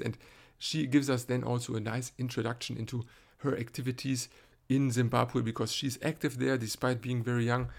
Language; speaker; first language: English; non-native, fluent; German